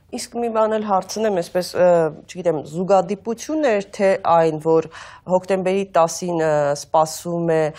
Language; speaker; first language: Armenian; native; Armenian